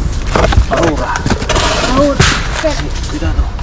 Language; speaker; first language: Spanish; non-native, learner; Filipino